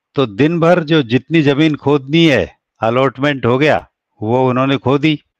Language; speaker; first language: Hindi; native; Hindi